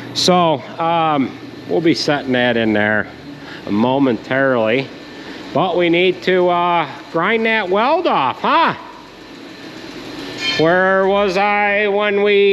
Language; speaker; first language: English; native; English